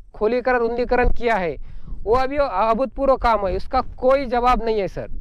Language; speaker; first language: Hindi; non-native, local second language; Marathi